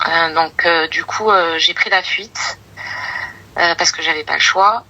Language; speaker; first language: French; native; French